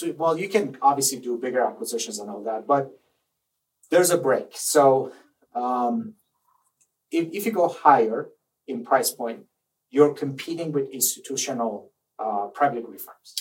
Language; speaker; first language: English; non-native, fluent; Persian